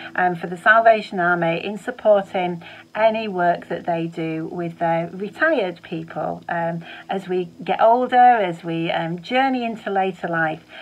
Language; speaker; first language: English; native; English